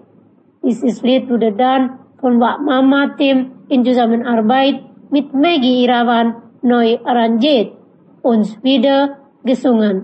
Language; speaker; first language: German; non-native, learner; Indonesian